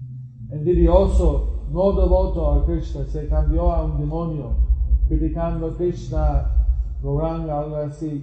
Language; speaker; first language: Spanish; non-native, fluent; English